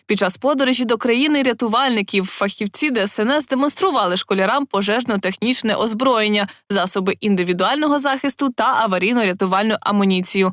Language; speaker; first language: Ukrainian; native; Ukrainian